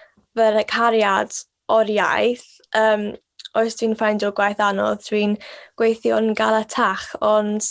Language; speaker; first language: Welsh; non-native, local second language; English